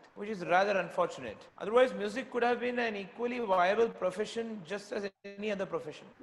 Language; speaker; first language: English; non-native, local second language; Tamil